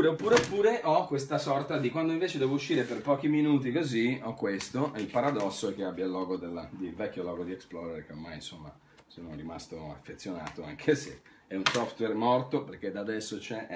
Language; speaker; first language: Italian; native; Italian